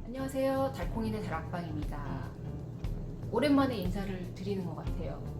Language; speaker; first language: Korean; native; Korean